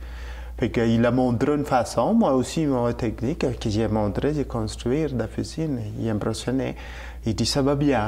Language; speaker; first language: French; non-native, learner; Tamil